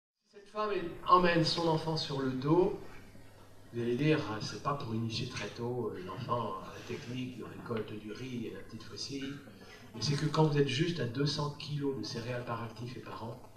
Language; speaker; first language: French; native; French